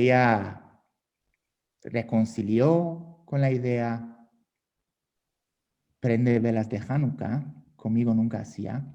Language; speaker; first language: Spanish; non-native, fluent; Hungarian